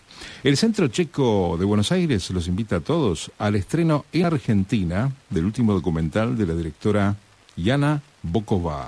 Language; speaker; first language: Spanish; native; Spanish